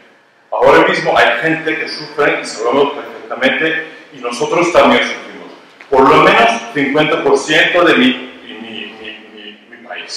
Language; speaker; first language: Spanish; non-native, learner; Turkish